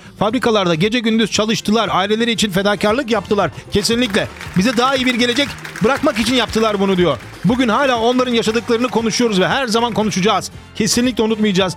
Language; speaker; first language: Turkish; early bilingual, heritage; Turkish